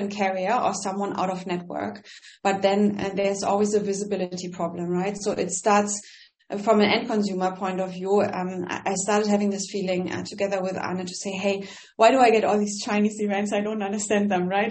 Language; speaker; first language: English; non-native, fluent; German